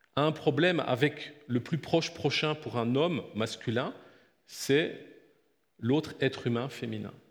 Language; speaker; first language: French; native; French